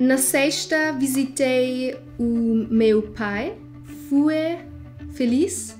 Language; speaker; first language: Portuguese; non-native, learner; German